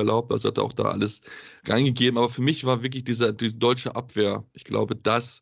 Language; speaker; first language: German; native; German